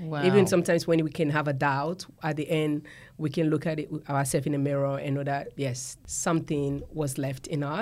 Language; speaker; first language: English; non-native, local second language; Krio